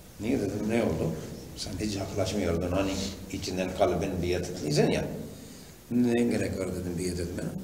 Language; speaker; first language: Turkish; non-native, fluent; Urdu